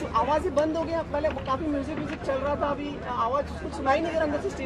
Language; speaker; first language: Hindi; native; Hindi